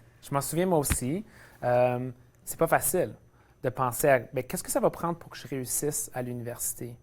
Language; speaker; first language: French; native; French